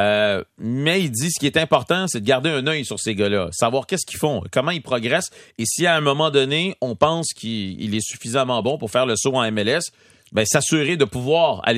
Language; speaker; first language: French; native; French